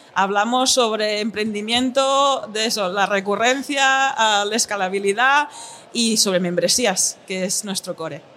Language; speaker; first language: Spanish; non-native, local second language; Catalan